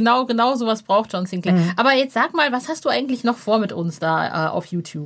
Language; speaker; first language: German; native; German